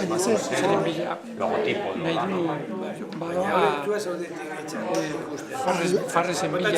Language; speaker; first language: Basque; non-native, local second language; Spanish